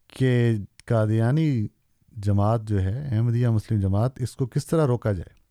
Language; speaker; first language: Urdu; native; Urdu